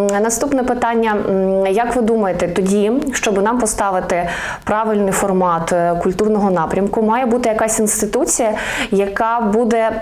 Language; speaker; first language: Ukrainian; native; Ukrainian